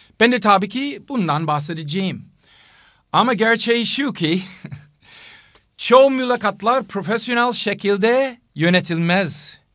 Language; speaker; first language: Turkish; non-native, fluent; English